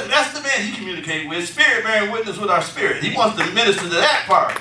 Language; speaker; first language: English; native; English